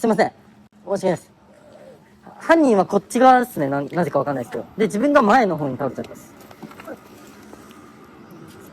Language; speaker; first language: Japanese; native; Japanese